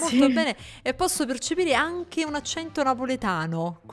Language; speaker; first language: Italian; native; Italian